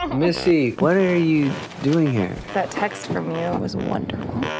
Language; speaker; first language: English; native; English